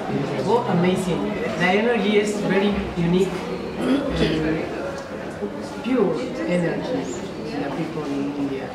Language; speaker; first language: English; non-native, learner; Spanish